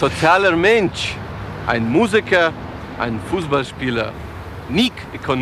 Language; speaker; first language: German; non-native, fluent; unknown